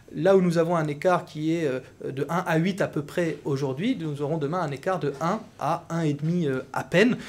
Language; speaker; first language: French; native; French